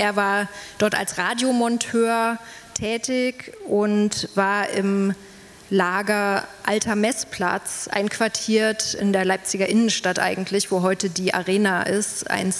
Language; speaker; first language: German; native; German